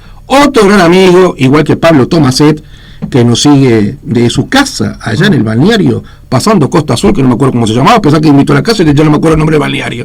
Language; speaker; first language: Spanish; native; Spanish